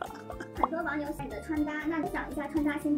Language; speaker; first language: Chinese; native; Chinese